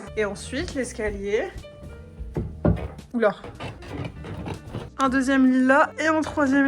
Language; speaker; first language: French; native; French